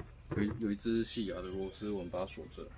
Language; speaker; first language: Chinese; native; Chinese